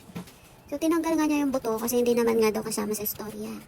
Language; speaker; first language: Filipino; native; Filipino